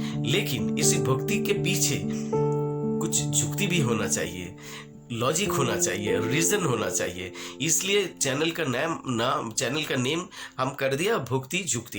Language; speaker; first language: Hindi; non-native, local second language; Bangla